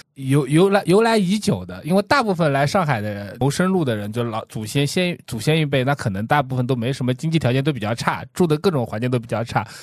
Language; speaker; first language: Chinese; non-native, local second language; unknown